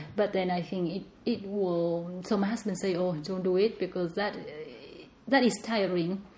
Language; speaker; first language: English; non-native, fluent; Vietnamese